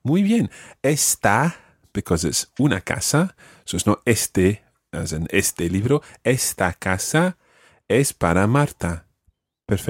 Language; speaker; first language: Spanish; non-native, fluent; English